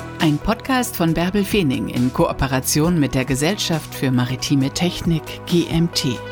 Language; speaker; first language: German; native; German